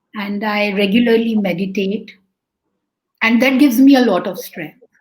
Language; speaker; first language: English; non-native, local second language; Hindi